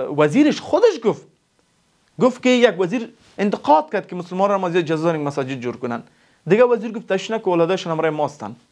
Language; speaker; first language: Persian; non-native, local second language; Pashto